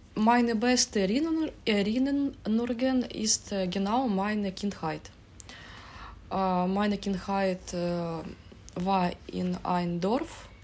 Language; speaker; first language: German; non-native, learner; Ukrainian